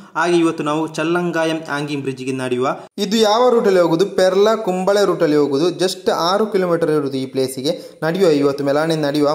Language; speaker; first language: Kannada; non-native, local second language; Tulu